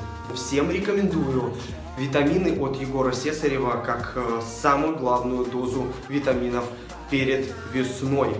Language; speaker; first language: Russian; native; Russian